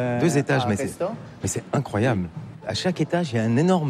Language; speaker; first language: French; native; French